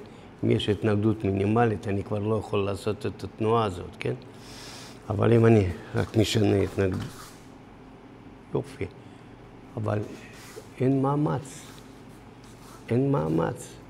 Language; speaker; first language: Hebrew; non-native, fluent; Russian